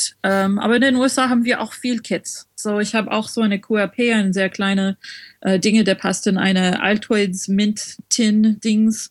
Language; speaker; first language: German; non-native, learner; French